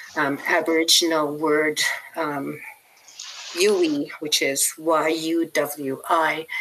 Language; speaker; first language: English; native; English